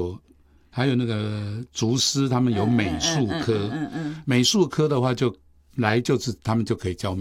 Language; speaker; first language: Chinese; native; Chinese